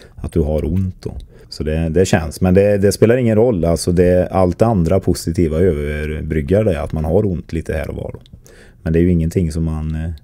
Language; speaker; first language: Swedish; native; Swedish